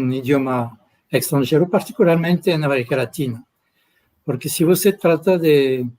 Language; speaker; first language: Portuguese; non-native, fluent; French